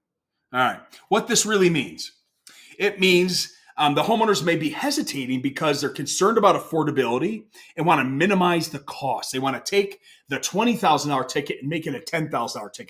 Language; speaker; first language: English; native; English